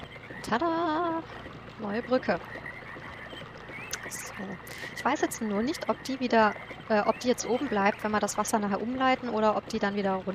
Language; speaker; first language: German; native; German